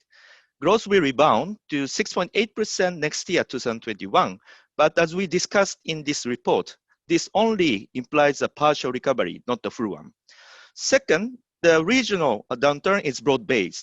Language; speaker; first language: English; non-native, fluent; Japanese